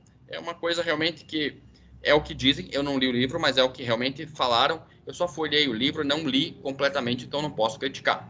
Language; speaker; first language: Portuguese; native; Portuguese